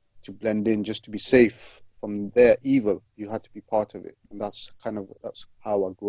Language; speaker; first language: English; native; English